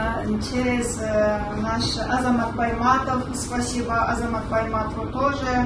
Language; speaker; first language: Russian; non-native, local second language; Kyrgyz